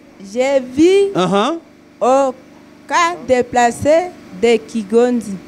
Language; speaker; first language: French; non-native, learner; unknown